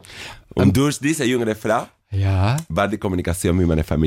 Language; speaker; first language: German; non-native, fluent; Spanish